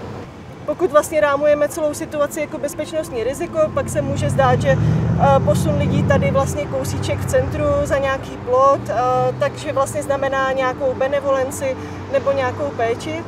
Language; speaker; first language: Czech; native; Czech